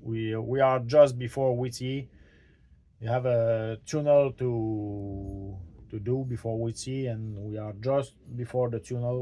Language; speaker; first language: English; non-native, learner; French